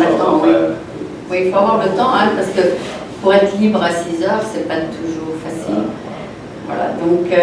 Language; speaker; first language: French; non-native, fluent; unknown